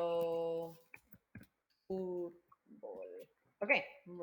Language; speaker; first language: Spanish; non-native, fluent; English